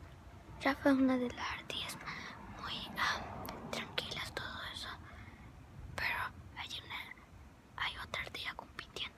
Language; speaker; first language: Spanish; early bilingual, heritage; Spanish